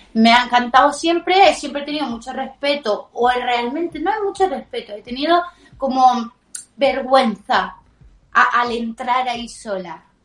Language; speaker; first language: Spanish; non-native, fluent; Italian